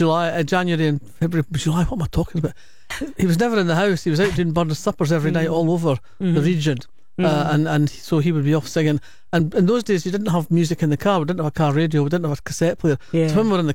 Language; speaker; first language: English; native; English